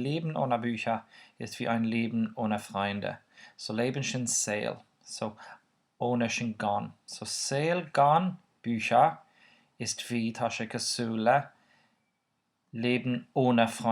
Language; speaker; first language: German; non-native, fluent; Irish